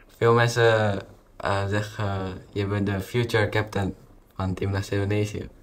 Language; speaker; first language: Dutch; non-native, fluent; Indonesian